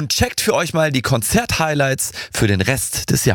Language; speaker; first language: German; native; German